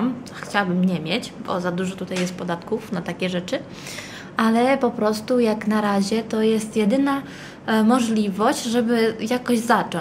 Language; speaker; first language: Polish; early bilingual, heritage; Italian